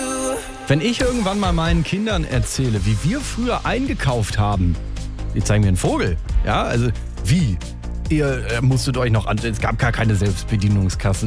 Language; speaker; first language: German; native; German